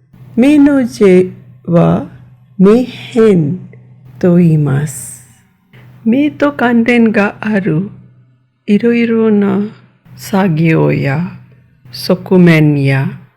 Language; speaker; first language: Japanese; non-native, fluent; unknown